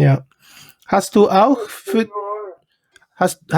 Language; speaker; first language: German; non-native, learner; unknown